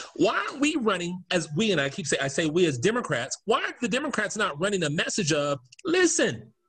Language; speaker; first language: English; native; English